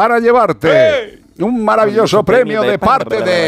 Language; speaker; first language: Spanish; native; Spanish